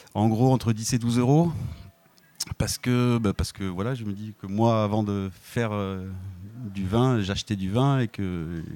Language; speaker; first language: French; native; French